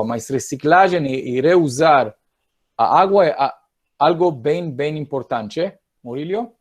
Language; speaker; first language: Portuguese; non-native, fluent; Hebrew